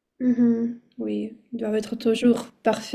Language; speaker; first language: French; non-native, fluent; Russian